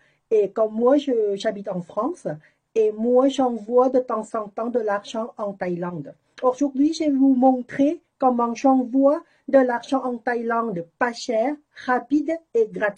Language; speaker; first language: French; non-native, learner; Thai